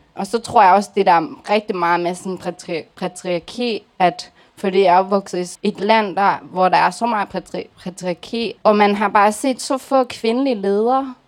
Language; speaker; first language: Danish; early bilingual, other home language; Japanese